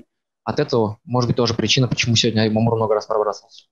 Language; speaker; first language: Russian; native; Russian